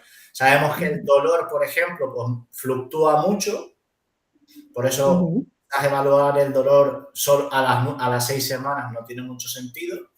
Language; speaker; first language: Spanish; native; Spanish